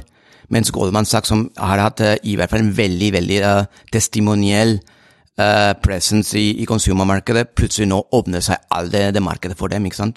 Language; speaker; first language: Norwegian; non-native, fluent; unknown